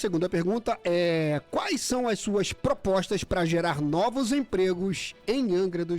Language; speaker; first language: Portuguese; native; Portuguese